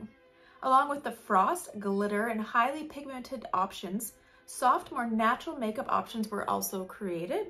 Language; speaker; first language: English; native; English